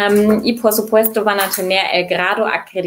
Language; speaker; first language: Spanish; non-native, fluent; German